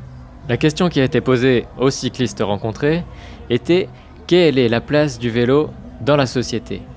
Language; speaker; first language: French; native; French